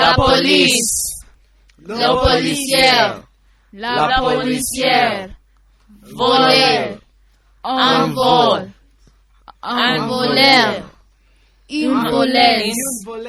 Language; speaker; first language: French; non-native, learner; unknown